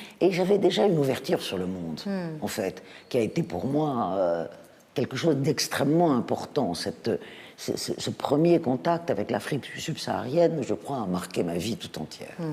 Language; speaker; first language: French; native; French